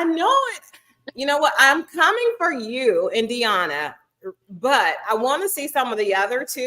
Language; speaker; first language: English; native; English